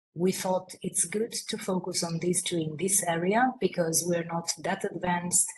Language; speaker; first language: English; non-native, fluent; Romanian